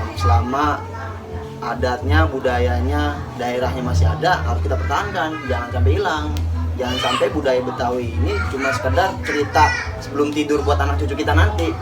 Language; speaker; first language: Indonesian; native; Indonesian